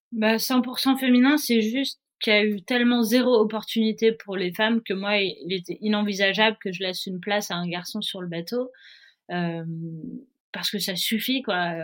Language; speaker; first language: French; native; French